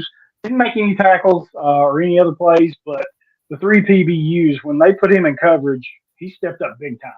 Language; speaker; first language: English; native; English